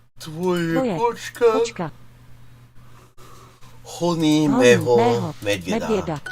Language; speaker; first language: Czech; non-native, learner; English